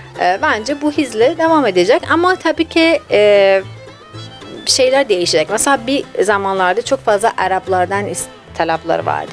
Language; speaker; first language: Turkish; non-native, fluent; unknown